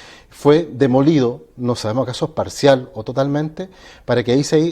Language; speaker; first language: Spanish; native; Spanish